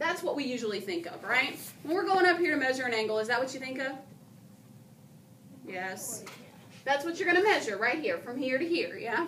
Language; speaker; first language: English; native; English